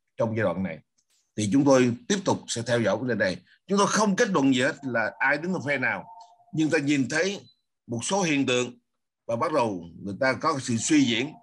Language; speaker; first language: Vietnamese; native; Vietnamese